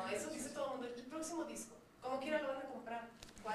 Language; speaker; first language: Spanish; native; Spanish